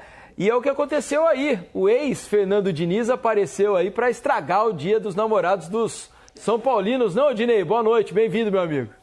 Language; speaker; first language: Portuguese; native; Portuguese